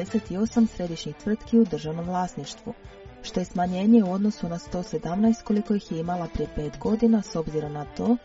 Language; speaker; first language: Croatian; native; Croatian